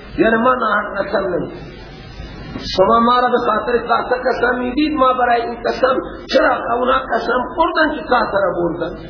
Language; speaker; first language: Persian; non-native, local second language; Baluchi